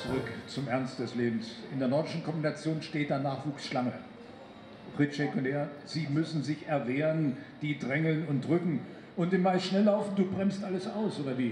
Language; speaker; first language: German; native; German